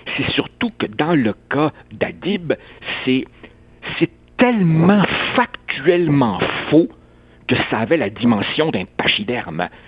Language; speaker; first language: French; early bilingual, other home language; Spanish